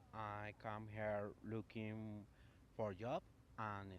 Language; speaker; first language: English; non-native, learner; Spanish